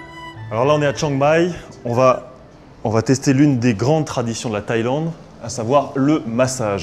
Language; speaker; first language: French; native; French